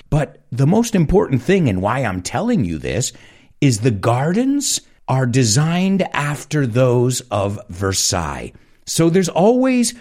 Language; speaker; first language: English; early bilingual, other home language; Spanish